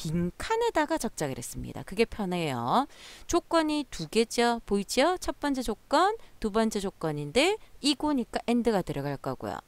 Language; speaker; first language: Korean; native; Korean